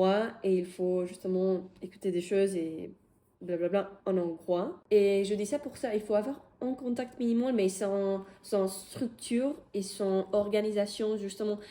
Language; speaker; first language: French; non-native, fluent; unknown